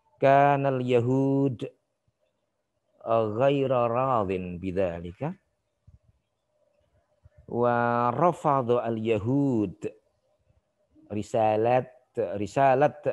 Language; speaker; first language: Arabic; non-native, fluent; Indonesian